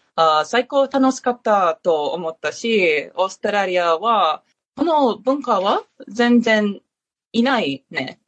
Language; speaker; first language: Japanese; non-native, learner; English